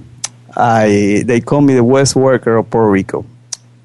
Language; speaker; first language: English; non-native, fluent; Spanish